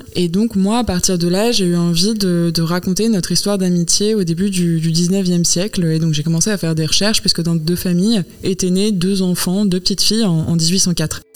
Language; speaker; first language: French; native; French